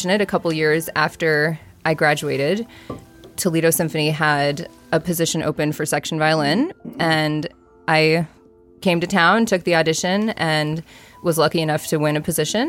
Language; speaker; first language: English; native; English